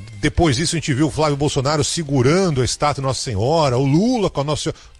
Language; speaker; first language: Portuguese; native; Portuguese